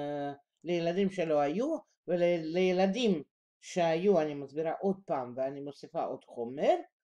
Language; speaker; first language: Hebrew; non-native, fluent; Russian